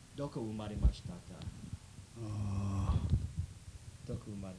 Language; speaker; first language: Japanese; early bilingual, heritage; English